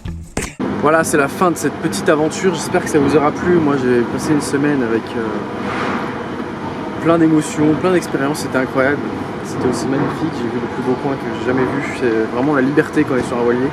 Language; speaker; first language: French; native; French